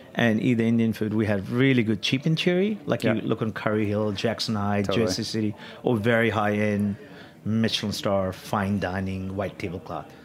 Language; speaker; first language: English; non-native, local second language; Punjabi